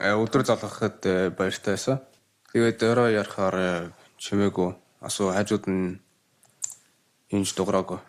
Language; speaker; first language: Mongolian; early bilingual, heritage; Mongolian